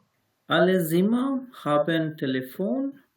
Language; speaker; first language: German; non-native, learner; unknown